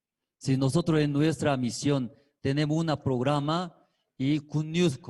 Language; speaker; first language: Spanish; non-native, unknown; Korean